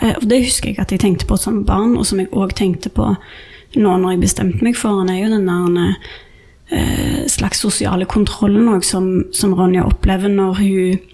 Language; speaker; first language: Norwegian; native; Norwegian